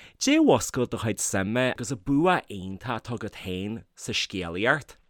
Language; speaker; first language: Irish; native; Irish